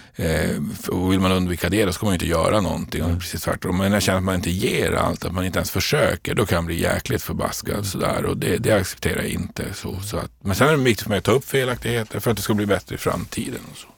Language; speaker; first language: Swedish; native; Swedish